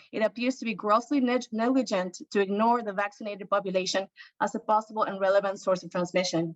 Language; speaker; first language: English; non-native, fluent; Spanish